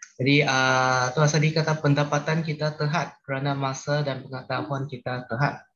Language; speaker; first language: Malay; non-native, local second language; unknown